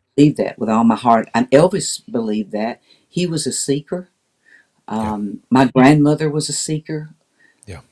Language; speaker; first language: English; native; English